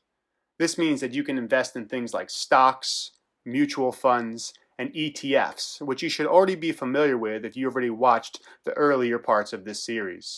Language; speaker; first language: English; native; English